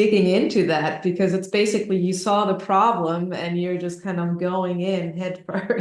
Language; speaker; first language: English; non-native, fluent; German